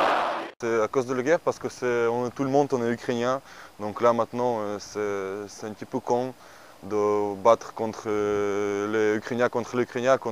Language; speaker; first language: French; non-native, learner; Ukrainian